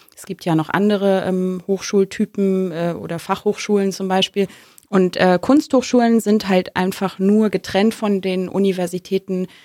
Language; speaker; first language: German; native; German